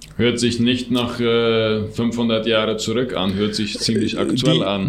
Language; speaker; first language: German; non-native, local second language; Plautdietsch